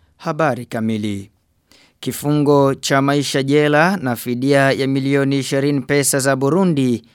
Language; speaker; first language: Swahili; non-native, local second language; Rundi